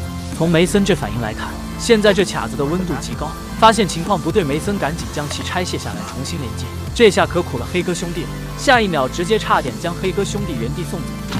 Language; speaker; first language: Chinese; native; Chinese